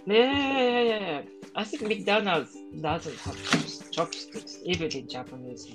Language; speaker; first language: English; non-native, learner; Japanese